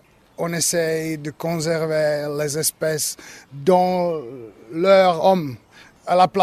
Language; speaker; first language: French; non-native, learner; Czech